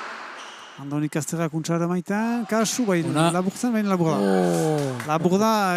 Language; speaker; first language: Basque; native; Basque